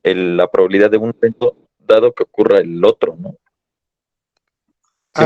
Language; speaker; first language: Spanish; native; Spanish